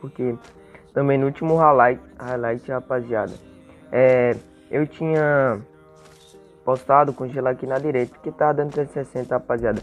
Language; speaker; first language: Portuguese; native; Portuguese